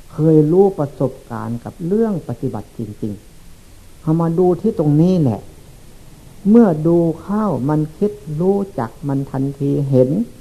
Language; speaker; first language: Thai; non-native, local second language; Lao